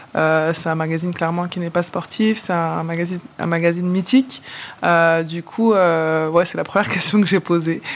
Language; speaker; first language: French; native; French